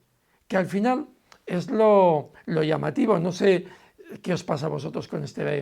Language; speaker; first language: Spanish; native; Spanish